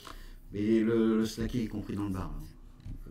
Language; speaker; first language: French; native; French